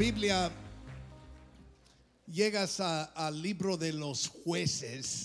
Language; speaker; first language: Spanish; non-native, fluent; English